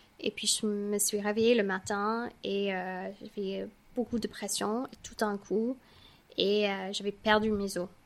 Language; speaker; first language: French; non-native, fluent; English